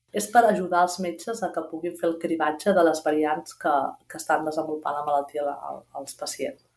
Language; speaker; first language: Catalan; native; Catalan